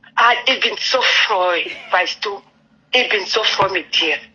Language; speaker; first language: German; non-native, learner; French